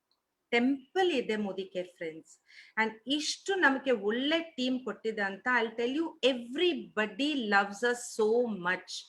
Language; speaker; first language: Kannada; non-native, learner; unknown